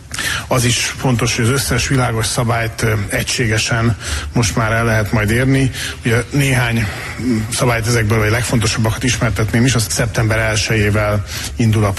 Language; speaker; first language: Hungarian; native; Hungarian